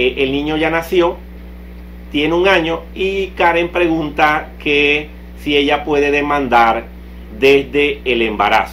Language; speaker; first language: Spanish; native; Spanish